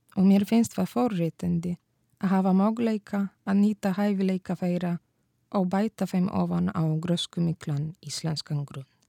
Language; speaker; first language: Icelandic; non-native, fluent; Polish